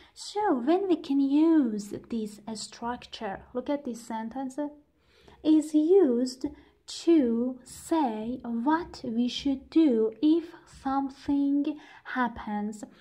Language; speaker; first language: English; non-native, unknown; Persian